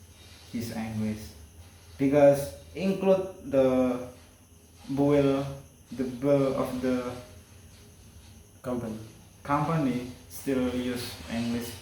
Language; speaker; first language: English; non-native, learner; Indonesian